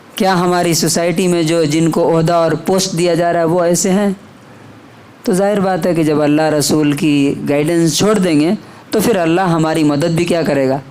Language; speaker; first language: Urdu; native; Urdu